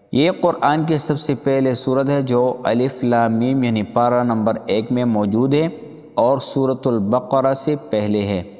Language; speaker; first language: Urdu; non-native, local second language; Pashto